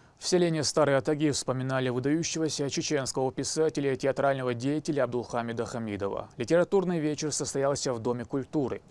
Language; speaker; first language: Russian; non-native, local second language; Chechen